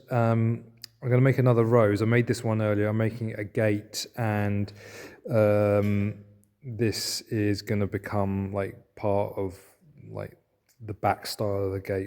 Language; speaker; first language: English; native; English